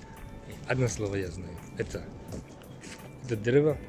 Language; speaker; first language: Russian; non-native, learner; Finnish